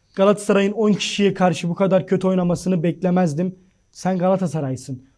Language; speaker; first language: Turkish; native; Turkish